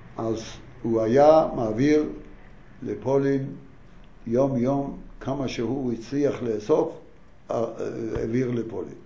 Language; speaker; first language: Hebrew; non-native, fluent; Yiddish